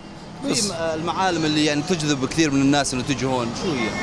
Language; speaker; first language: Arabic; native; Arabic